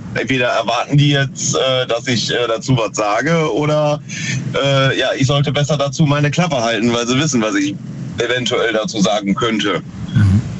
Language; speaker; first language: German; native; German